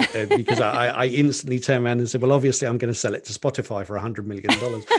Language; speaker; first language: English; native; English